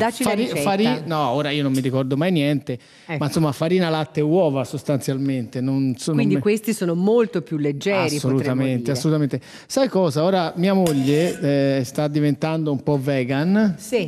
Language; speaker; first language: Italian; native; Italian